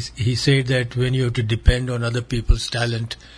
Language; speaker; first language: English; non-native, local second language; Gujarati